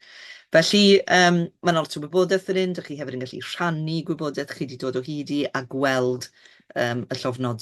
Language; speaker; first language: Welsh; native; Welsh